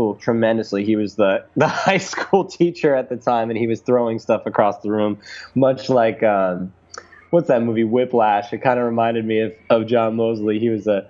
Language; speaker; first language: English; native; English